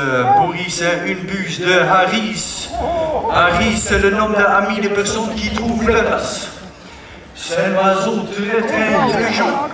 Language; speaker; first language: French; non-native, learner; Dutch